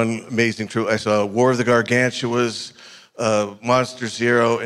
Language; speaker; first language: English; native; English